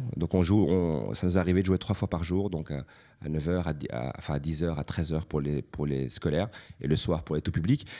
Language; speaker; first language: French; native; French